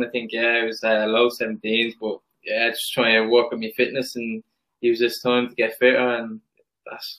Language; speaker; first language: English; native; English